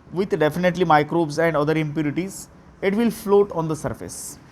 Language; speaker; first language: Hindi; non-native, local second language; Marathi